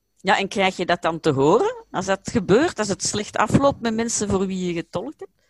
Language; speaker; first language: Dutch; native; Dutch